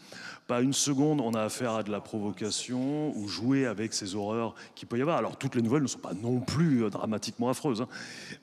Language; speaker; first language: French; native; French